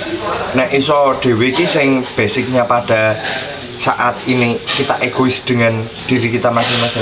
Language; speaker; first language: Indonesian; non-native, local second language; Javanese